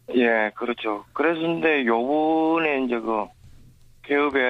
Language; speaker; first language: Korean; native; Korean